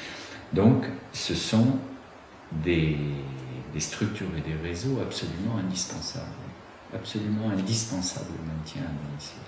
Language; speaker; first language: French; native; French